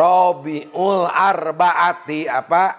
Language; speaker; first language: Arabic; non-native, learner; Indonesian